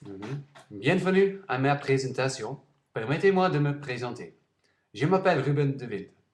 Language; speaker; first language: French; non-native, learner; Dutch